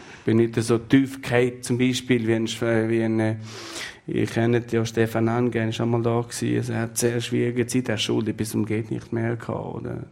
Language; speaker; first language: German; non-native, fluent; Albanian